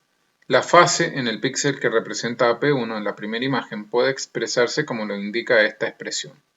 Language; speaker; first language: Spanish; native; Spanish